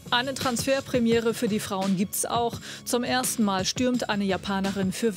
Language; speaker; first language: German; native; German